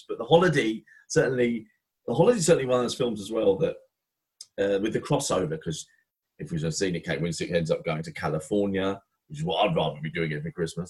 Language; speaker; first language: English; native; English